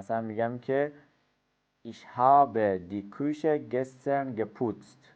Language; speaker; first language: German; non-native, fluent; Persian